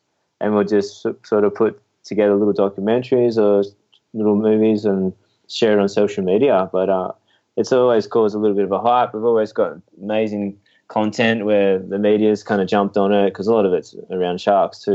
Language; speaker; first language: English; native; English